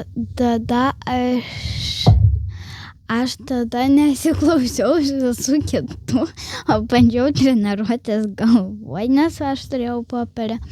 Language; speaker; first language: Lithuanian; early bilingual, heritage; Lithuanian